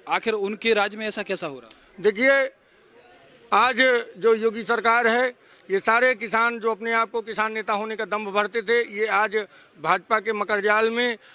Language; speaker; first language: Hindi; native; Hindi